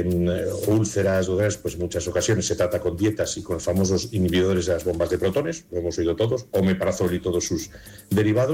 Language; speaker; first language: Spanish; native; Spanish